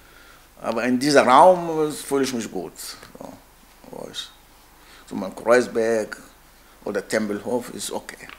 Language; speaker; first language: German; non-native, learner; Arabic